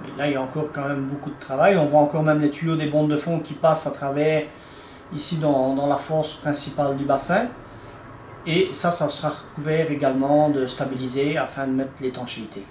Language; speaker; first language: French; native; French